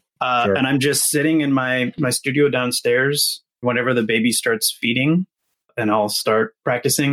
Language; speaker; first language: English; native; English